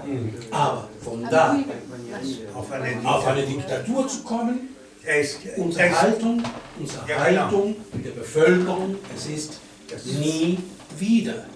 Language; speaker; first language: German; non-native, fluent; Spanish